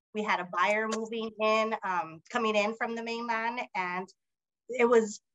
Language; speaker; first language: English; native; English